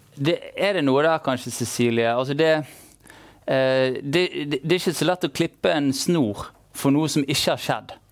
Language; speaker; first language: Norwegian; native; Norwegian